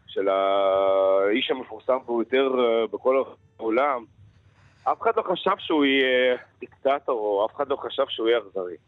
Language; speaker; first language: Hebrew; non-native, fluent; Russian